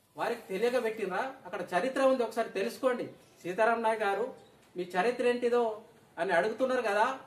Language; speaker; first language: Telugu; non-native, local second language; Gondi